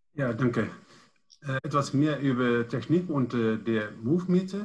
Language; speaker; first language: German; non-native, learner; Dutch